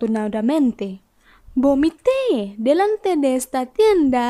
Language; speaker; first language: Spanish; non-native, learner; Thai